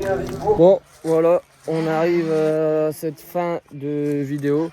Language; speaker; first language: French; native; French